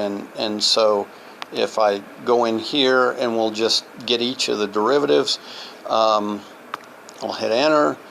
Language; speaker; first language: English; native; English